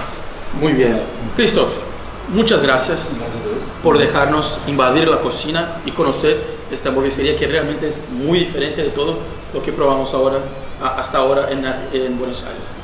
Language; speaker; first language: Spanish; non-native, learner; Portuguese